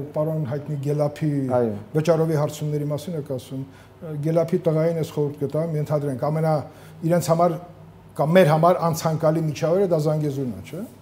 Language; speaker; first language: Armenian; native; Armenian